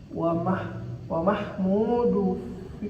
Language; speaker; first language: Arabic; non-native, learner; Indonesian